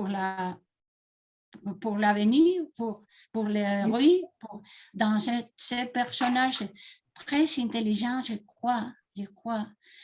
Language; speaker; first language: French; non-native, learner; Spanish